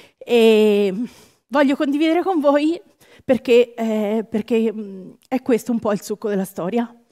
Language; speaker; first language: Italian; native; Italian